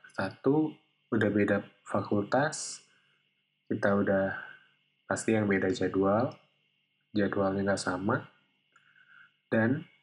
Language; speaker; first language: Indonesian; native; Indonesian